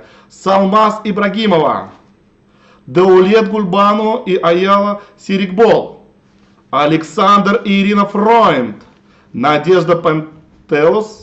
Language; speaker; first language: Russian; native; Russian